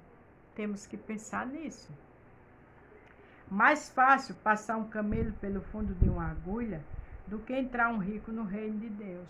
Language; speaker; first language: Portuguese; native; Portuguese